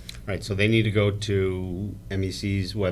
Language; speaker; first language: English; native; English